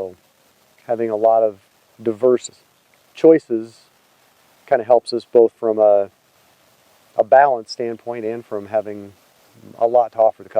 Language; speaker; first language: English; native; English